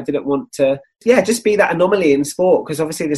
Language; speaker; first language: English; native; English